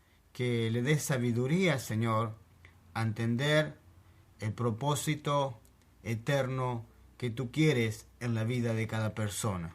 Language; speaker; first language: Spanish; non-native, fluent; French